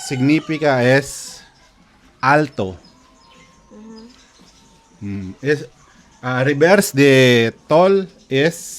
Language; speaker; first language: Spanish; non-native, learner; Filipino